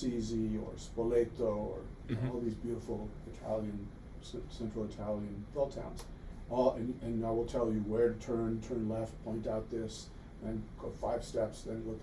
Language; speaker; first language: English; native; English